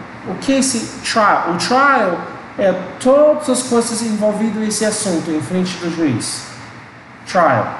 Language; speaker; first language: Portuguese; non-native, learner; English